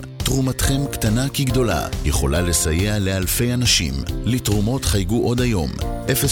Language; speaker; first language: Hebrew; native; Hebrew